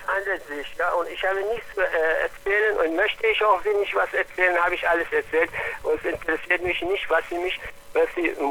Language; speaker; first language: German; non-native, learner; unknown